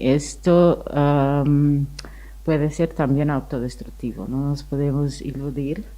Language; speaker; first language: Spanish; non-native, fluent; Portuguese